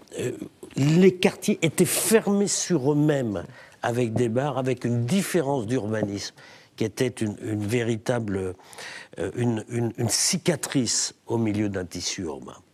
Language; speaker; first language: French; native; French